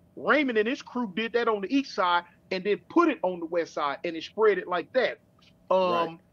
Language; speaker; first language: English; native; English